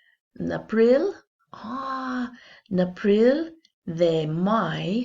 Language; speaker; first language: Albanian; non-native, learner; English